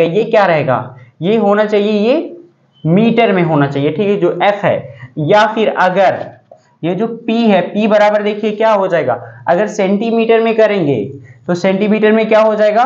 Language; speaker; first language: Hindi; native; Hindi